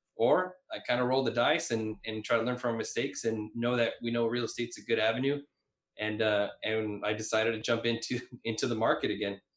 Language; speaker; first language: English; native; English